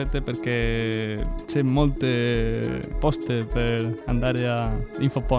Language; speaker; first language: Italian; non-native, learner; Spanish